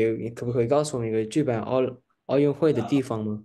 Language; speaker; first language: Chinese; early bilingual, heritage; English